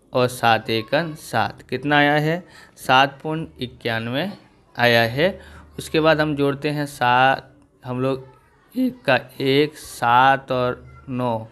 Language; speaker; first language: Hindi; non-native, local second language; Gujarati